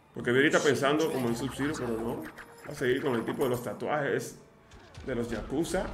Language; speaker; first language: Spanish; native; Spanish